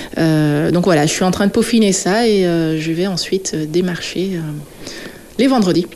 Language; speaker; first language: French; non-native, fluent; Dutch